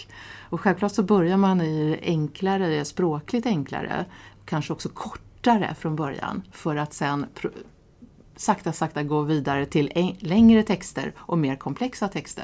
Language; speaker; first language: Swedish; native; Swedish